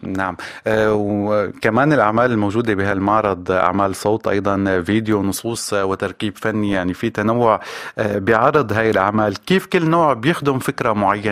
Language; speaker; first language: Arabic; native; Arabic